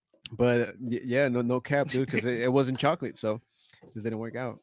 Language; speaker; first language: English; early bilingual, other home language; Spanish